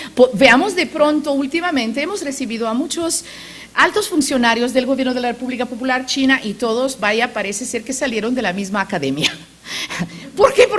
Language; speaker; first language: Spanish; non-native, fluent; Macedonian